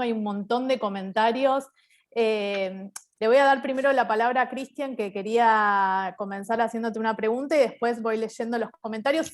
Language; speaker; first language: Spanish; native; Spanish